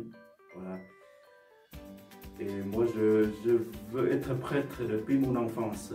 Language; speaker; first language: French; non-native, fluent; Vietnamese